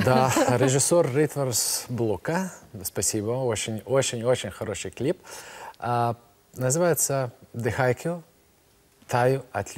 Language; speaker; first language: Russian; non-native, local second language; Latvian